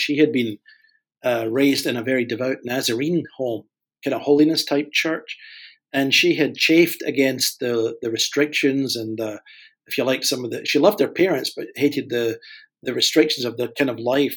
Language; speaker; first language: English; native; English